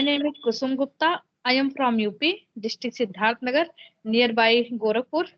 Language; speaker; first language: English; non-native, local second language; Hindi